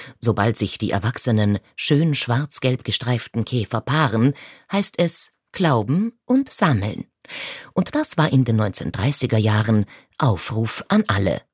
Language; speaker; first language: German; native; German